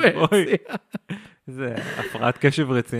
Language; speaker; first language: Hebrew; native; Hebrew